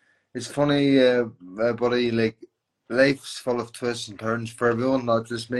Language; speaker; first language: English; native; English